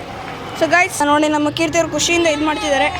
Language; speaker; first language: Kannada; native; Kannada